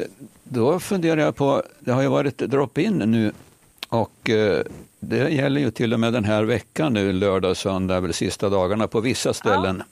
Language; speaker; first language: Swedish; native; Swedish